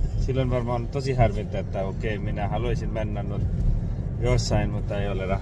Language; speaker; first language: Finnish; non-native, learner; Bangla